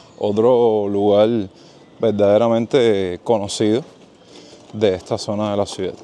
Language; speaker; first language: Spanish; native; Spanish